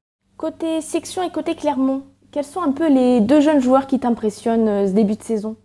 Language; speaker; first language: French; native; French